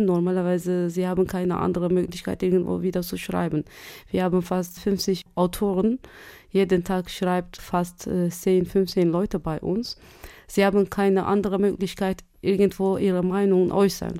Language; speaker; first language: German; non-native, fluent; Turkish